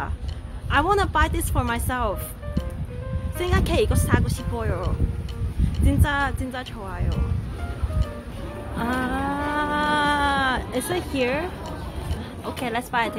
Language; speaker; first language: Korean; non-native, learner; Cantonese